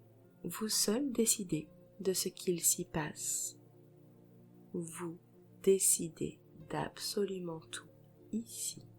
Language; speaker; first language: French; native; French